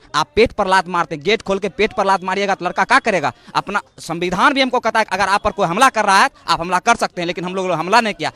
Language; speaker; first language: Hindi; native; Hindi